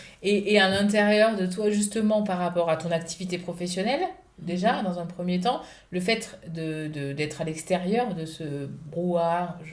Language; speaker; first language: French; native; French